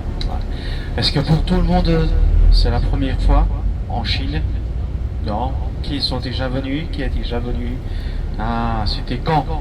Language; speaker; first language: French; non-native, fluent; Chinese